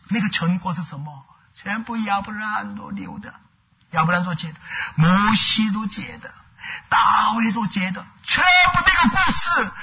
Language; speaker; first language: Chinese; non-native, fluent; Korean